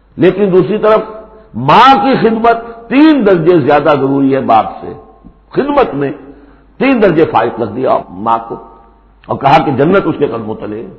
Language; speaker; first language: Urdu; native; Urdu